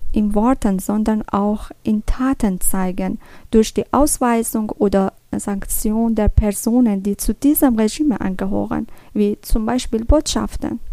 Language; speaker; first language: German; non-native, learner; Persian